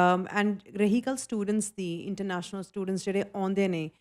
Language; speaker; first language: Punjabi; non-native, fluent; English